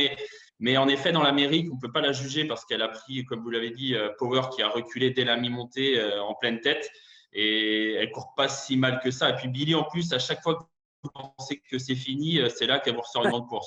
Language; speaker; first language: French; native; French